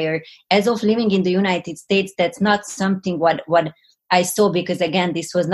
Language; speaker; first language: English; non-native, fluent; Hungarian